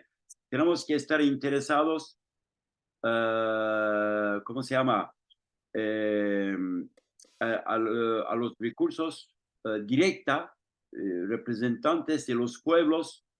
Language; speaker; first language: Spanish; non-native, fluent; Turkish